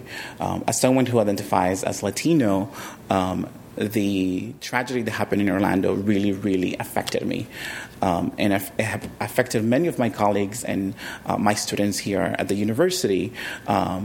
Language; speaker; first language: English; early bilingual, other home language; Spanish